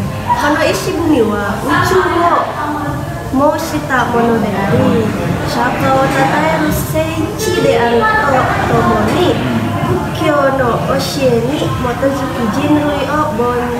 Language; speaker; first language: Japanese; non-native, learner; Indonesian